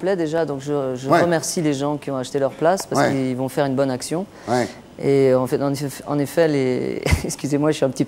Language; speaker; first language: French; native; French